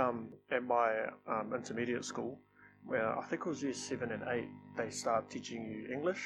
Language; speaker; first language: English; non-native, local second language; Māori